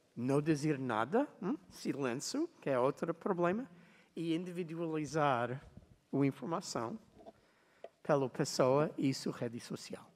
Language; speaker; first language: Portuguese; non-native, learner; English